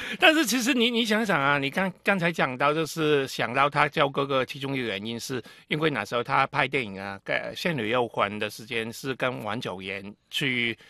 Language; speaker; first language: Chinese; non-native, local second language; Cantonese